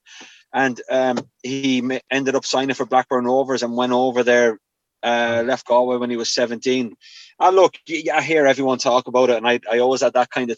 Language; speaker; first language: English; native; English